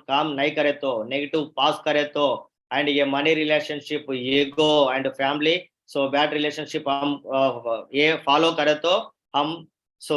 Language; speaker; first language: Hindi; non-native, local second language; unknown